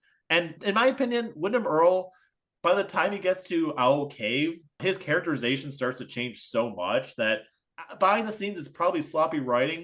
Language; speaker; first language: English; native; English